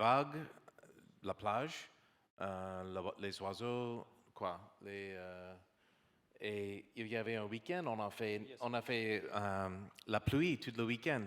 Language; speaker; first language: French; non-native, learner; English